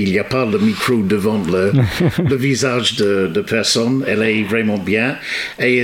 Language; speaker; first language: French; non-native, fluent; English